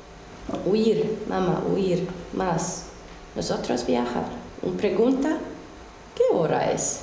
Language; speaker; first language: Spanish; non-native, learner; Finnish